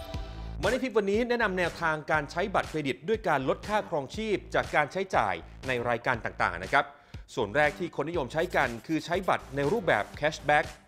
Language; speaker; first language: Thai; native; Thai